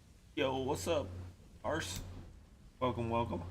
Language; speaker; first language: English; native; English